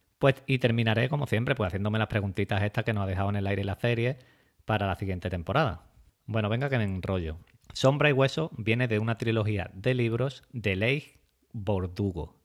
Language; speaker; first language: Spanish; native; Spanish